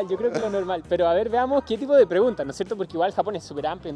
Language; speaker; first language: Spanish; native; Spanish